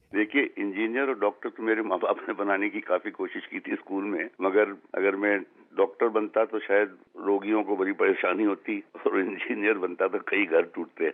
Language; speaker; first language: Hindi; native; Hindi